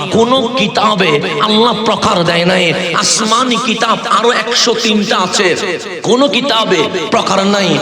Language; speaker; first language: Bangla; non-native, local second language; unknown